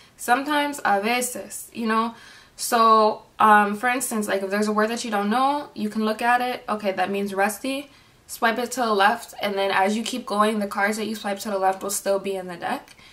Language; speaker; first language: English; native; English